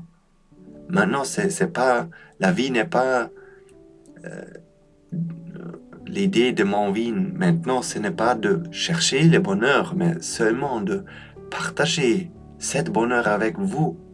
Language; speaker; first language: French; non-native, learner; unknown